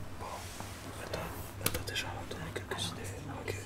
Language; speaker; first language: French; native; French